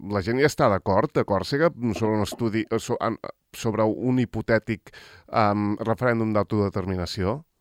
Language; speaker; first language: Catalan; native; Catalan